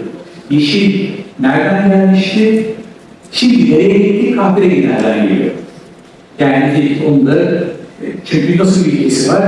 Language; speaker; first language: Turkish; native; Turkish